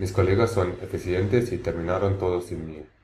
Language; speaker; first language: Spanish; non-native, learner; English